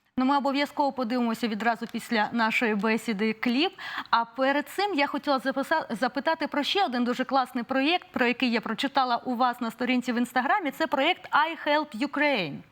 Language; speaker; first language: Ukrainian; native; Ukrainian